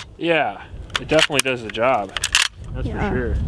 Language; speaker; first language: English; native; English